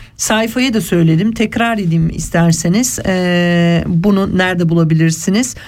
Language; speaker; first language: Turkish; early bilingual, heritage; Turkish